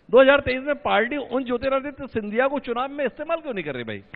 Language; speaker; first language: Hindi; native; Hindi